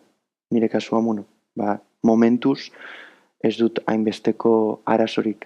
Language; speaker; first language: Basque; native; Basque